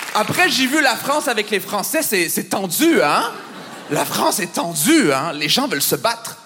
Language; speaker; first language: French; native; French